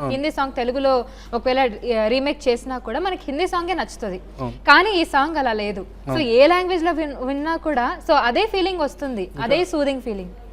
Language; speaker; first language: Telugu; native; Telugu